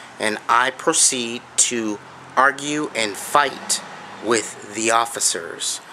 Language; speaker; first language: English; native; English